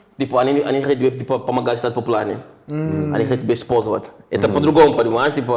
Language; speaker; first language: Russian; non-native, fluent; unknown